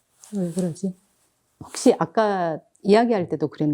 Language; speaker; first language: Korean; native; Korean